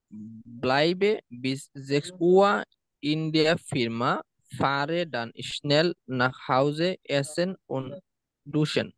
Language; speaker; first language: German; non-native, learner; Bangla